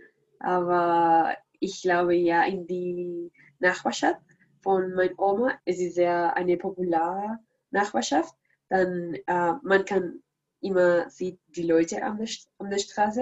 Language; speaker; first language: German; non-native, learner; Spanish